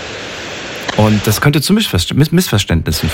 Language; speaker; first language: German; native; German